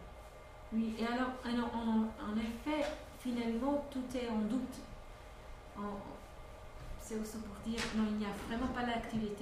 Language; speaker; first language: French; non-native, fluent; English